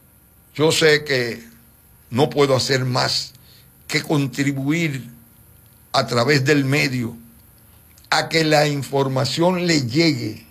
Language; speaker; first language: Spanish; native; Spanish